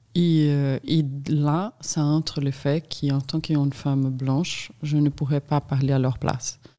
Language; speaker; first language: French; non-native, fluent; Portuguese